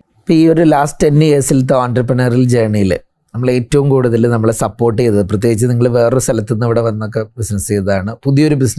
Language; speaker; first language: Malayalam; native; Malayalam